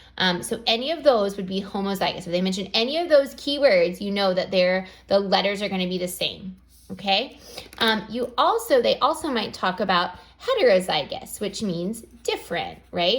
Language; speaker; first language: English; native; English